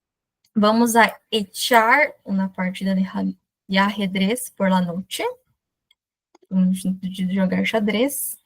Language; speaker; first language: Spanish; non-native, fluent; Portuguese